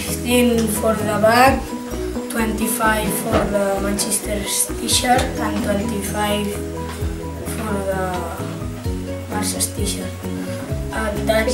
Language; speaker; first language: English; non-native, learner; Catalan